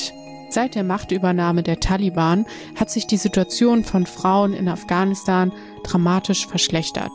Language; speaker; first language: German; native; German